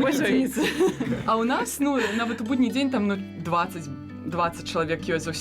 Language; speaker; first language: Belarusian; non-native, local second language; Russian